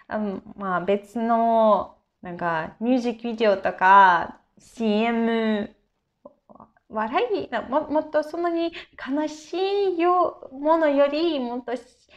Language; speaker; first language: Japanese; non-native, fluent; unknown